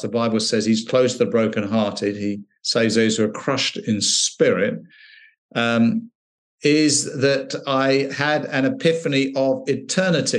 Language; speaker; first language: English; native; English